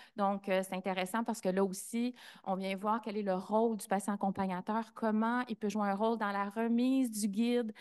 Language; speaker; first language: French; native; French